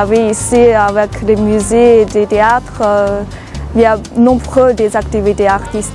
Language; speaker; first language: French; non-native, fluent; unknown